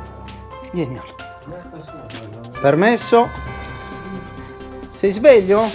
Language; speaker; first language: Italian; native; Italian